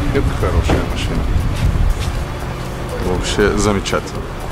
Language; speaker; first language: Russian; non-native, learner; Bulgarian